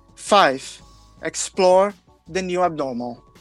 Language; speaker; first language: English; non-native, fluent; Portuguese